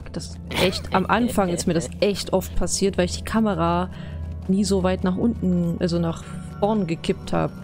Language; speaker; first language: German; native; German